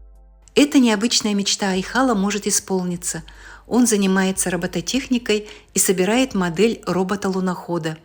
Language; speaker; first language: Russian; native; Russian